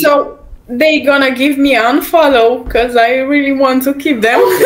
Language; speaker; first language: English; non-native, learner; Romanian